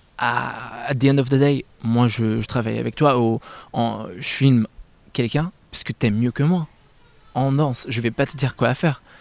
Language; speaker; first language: French; non-native, fluent; Arabic